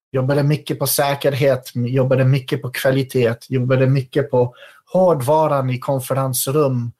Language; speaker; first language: Swedish; non-native, fluent; French